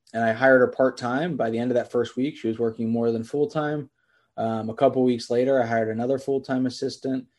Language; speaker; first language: English; native; English